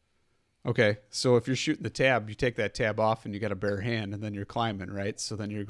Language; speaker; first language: English; native; English